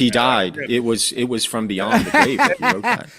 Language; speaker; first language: English; native; English